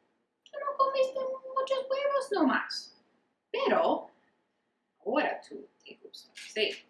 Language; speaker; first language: Spanish; non-native, learner; English